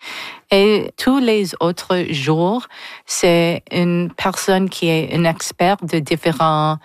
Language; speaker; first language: French; non-native, learner; English